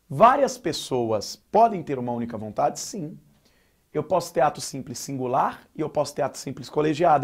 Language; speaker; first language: Portuguese; native; Portuguese